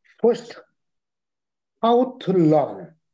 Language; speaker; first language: English; non-native, learner; Chinese